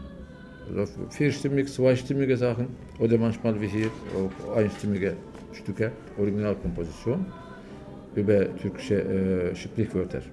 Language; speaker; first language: German; non-native, fluent; Turkish